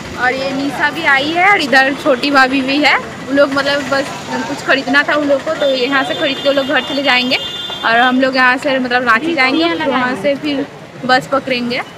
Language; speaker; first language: Hindi; non-native, local second language; Bangla